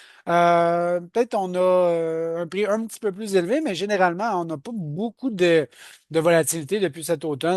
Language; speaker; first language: French; native; French